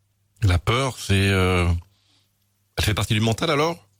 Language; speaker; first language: French; native; French